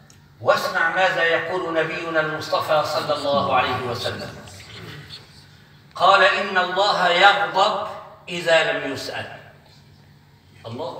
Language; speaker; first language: Arabic; native; Arabic